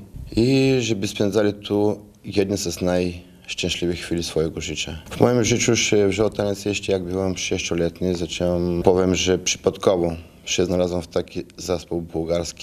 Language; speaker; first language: Polish; non-native, fluent; Bulgarian